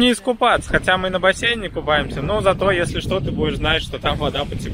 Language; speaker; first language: Russian; native; Russian